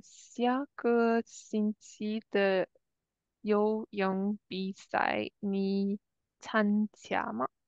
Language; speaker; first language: Chinese; non-native, learner; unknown